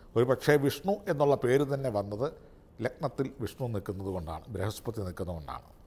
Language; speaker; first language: Malayalam; native; Malayalam